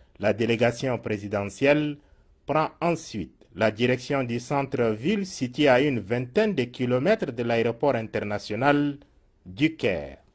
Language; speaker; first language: French; non-native, local second language; Arabic